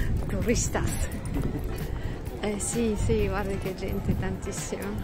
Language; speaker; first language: Italian; non-native, learner; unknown